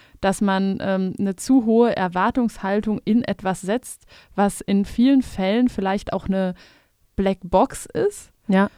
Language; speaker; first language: German; native; German